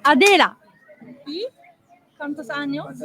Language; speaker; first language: Spanish; non-native, learner; Japanese